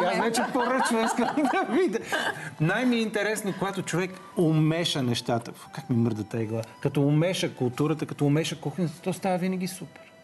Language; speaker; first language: Bulgarian; native; Bulgarian